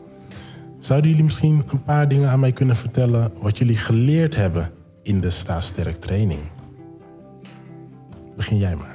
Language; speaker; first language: Dutch; native; Dutch